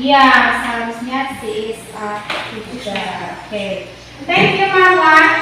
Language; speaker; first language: English; non-native, learner; Indonesian